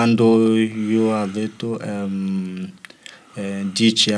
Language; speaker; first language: Italian; non-native, learner; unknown